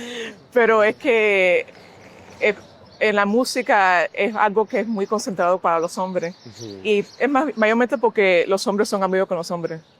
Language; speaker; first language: Spanish; early bilingual, heritage; Spanish